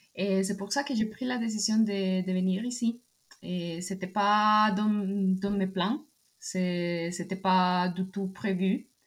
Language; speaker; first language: French; non-native, fluent; Spanish